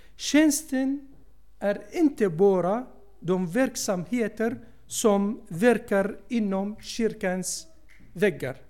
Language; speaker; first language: Swedish; non-native, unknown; Arabic